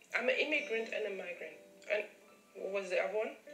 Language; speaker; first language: English; early bilingual, other home language; German